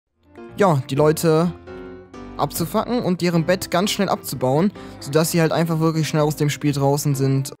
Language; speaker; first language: German; native; German